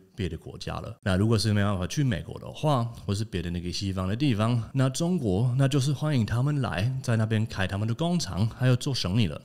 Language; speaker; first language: Chinese; non-native, fluent; German